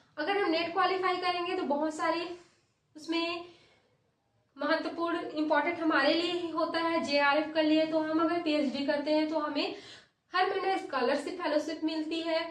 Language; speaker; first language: Hindi; native; Hindi